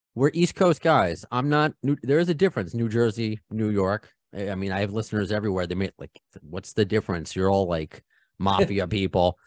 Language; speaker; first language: English; native; English